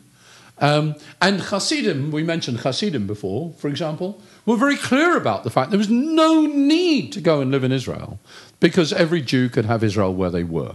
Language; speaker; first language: English; native; English